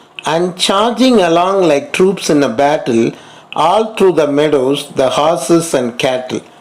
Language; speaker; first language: English; non-native, local second language; Tamil